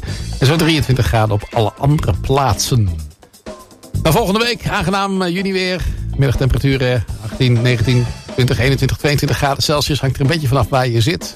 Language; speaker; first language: Dutch; native; Dutch